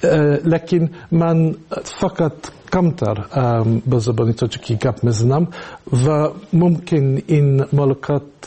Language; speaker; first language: Tajik; non-native, learner; English